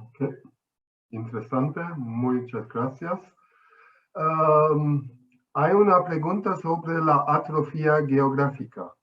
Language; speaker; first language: Spanish; non-native, fluent; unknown